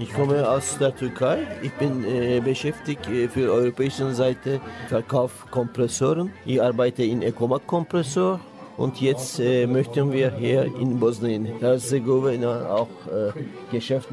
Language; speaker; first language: German; non-native, learner; Turkish